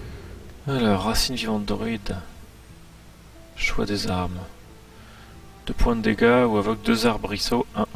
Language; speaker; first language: French; native; French